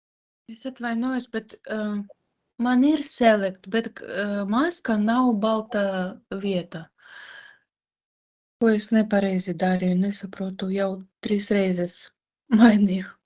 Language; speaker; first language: Latvian; non-native, learner; Russian